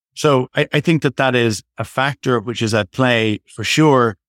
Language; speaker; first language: English; native; English